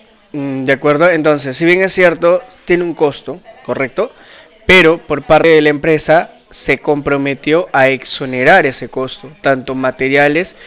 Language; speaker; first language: Spanish; native; Spanish